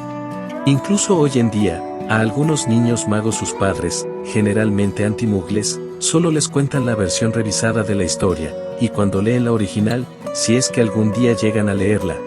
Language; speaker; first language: Spanish; native; Spanish